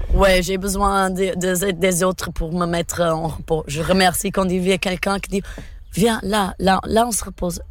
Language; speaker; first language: French; non-native, fluent; Portuguese